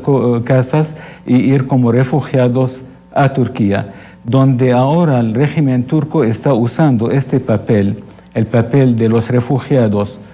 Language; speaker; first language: Spanish; non-native, fluent; Arabic